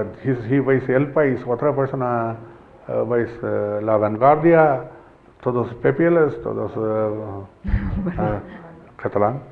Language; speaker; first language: Spanish; non-native, learner; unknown